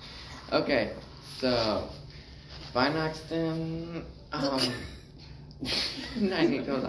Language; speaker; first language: German; non-native, learner; English